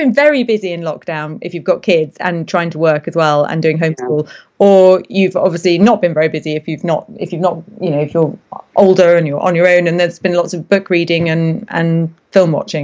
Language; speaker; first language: English; native; English